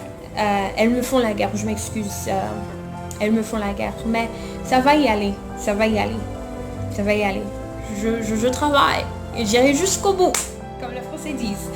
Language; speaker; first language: French; non-native, local second language; Haitian Creole